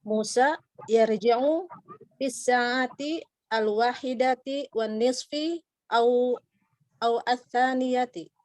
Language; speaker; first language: Arabic; non-native, learner; Indonesian